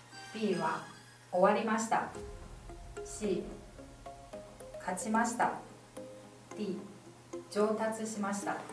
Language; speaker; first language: Japanese; non-native, fluent; Chinese